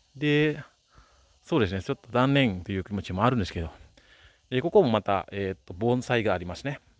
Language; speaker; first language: Japanese; non-native, fluent; Balinese